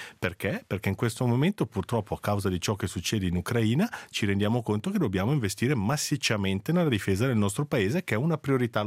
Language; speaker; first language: Italian; native; Italian